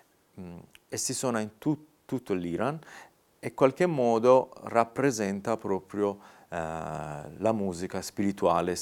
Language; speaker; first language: Italian; non-native, fluent; Persian